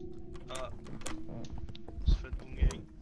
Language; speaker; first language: French; native; French